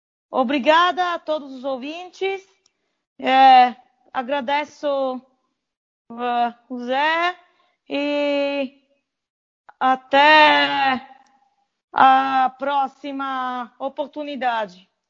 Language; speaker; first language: Portuguese; non-native, fluent; Italian